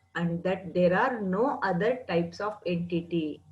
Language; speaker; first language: English; non-native, local second language; Kannada